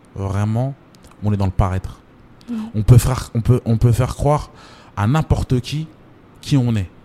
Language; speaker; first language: French; native; French